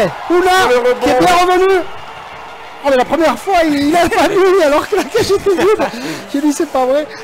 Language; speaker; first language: French; native; French